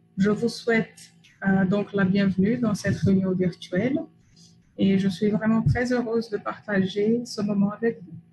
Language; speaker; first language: French; non-native, fluent; Portuguese